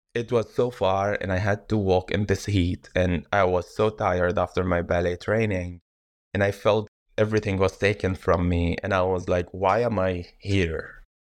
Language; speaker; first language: English; non-native, fluent; Arabic